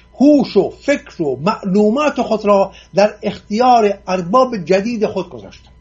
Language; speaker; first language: Persian; non-native, local second language; Assyrian Neo-Aramaic